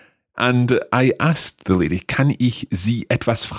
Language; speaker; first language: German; non-native, learner; English